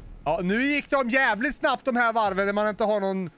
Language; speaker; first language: Swedish; native; Swedish